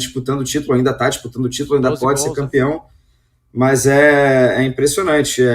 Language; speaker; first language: Portuguese; native; Portuguese